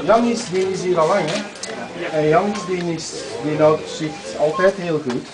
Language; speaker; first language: Dutch; non-native, local second language; French